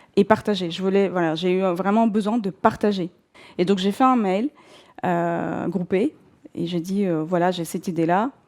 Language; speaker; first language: French; non-native, fluent; Russian